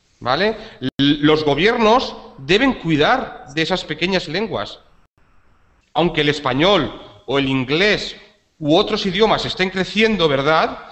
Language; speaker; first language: Spanish; native; Spanish